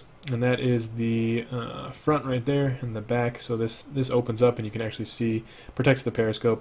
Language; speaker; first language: English; native; English